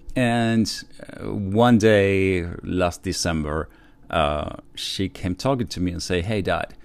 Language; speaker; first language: English; non-native, fluent; Spanish